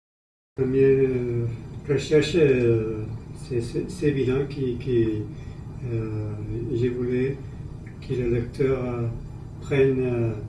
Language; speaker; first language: French; non-native, learner; Spanish